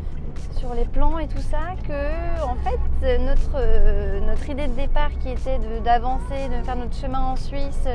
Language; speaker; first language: French; native; French